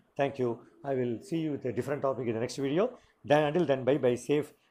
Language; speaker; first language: English; non-native, local second language; Tamil